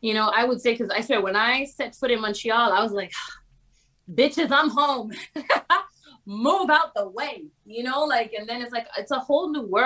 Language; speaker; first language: English; native; English